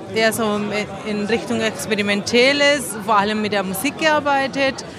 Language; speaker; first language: German; non-native, fluent; Spanish